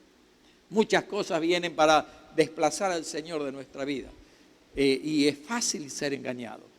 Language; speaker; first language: Spanish; native; Spanish